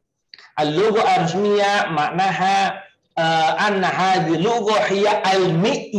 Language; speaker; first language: Arabic; non-native, fluent; Indonesian